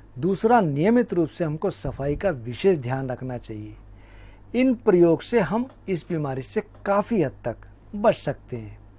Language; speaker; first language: Hindi; native; Hindi